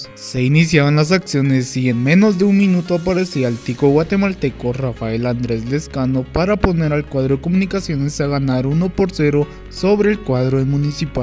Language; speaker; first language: Spanish; native; Spanish